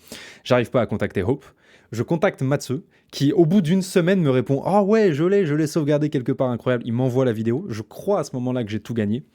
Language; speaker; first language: French; native; French